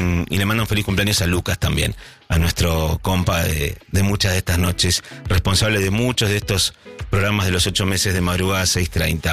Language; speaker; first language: Spanish; native; Spanish